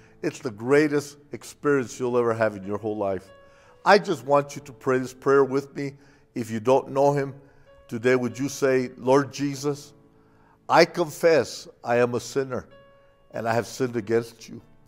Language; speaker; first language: English; native; English